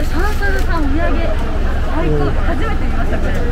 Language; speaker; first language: Japanese; native; Japanese